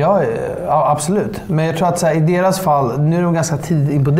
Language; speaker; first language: Swedish; native; Swedish